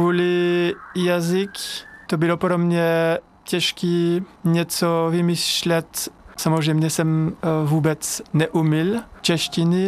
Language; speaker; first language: Czech; non-native, learner; French